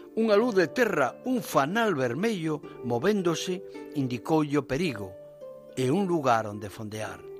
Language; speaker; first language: Galician; native; Galician